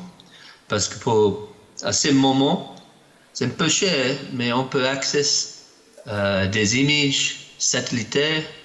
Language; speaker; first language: French; non-native, learner; English